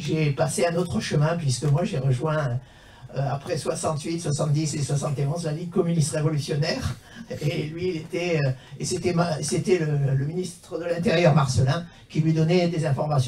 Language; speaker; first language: French; native; French